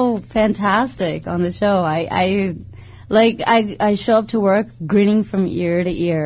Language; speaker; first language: English; native; English